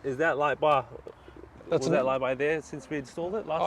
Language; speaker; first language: English; native; English